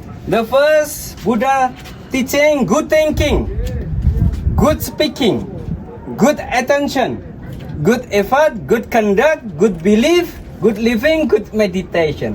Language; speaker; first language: English; non-native, learner; Indonesian